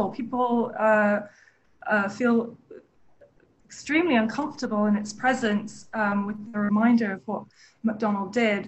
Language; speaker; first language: English; native; English